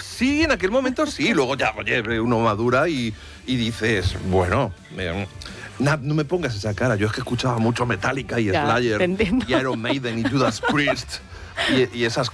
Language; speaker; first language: Spanish; native; Spanish